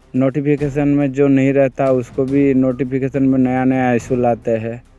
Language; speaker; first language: Hindi; non-native, local second language; Bangla